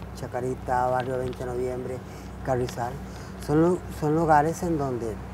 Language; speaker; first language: Spanish; native; Spanish